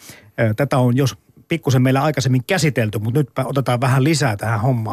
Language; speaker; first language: Finnish; native; Finnish